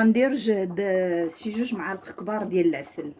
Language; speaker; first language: Arabic; native; Arabic